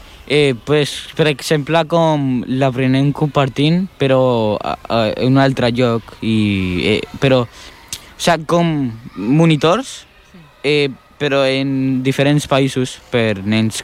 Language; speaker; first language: Catalan; early bilingual, other home language; Polish